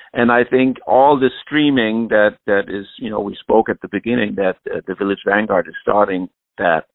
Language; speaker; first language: English; non-native, fluent; German